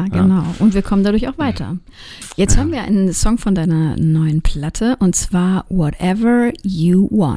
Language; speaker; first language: German; native; German